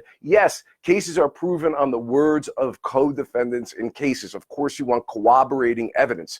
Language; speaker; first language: English; native; English